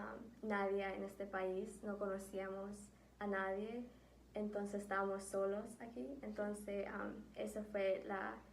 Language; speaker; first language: Spanish; early bilingual, heritage; Spanish